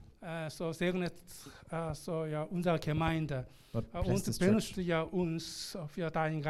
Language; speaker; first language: German; non-native, learner; Korean